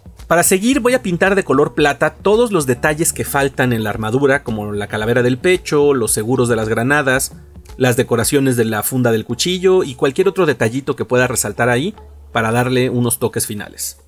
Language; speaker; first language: Spanish; native; Spanish